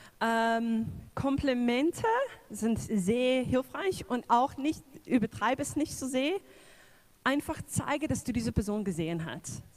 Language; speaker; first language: German; non-native, fluent; English